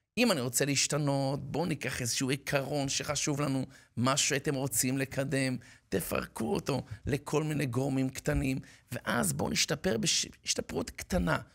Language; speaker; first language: Hebrew; native; Hebrew